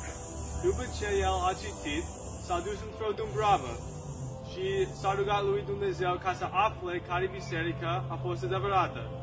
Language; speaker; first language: Romanian; non-native, learner; English